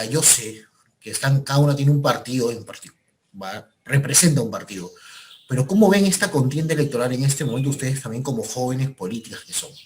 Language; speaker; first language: Spanish; native; Spanish